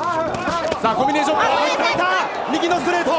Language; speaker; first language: Japanese; native; Japanese